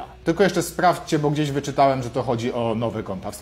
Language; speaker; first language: Polish; native; Polish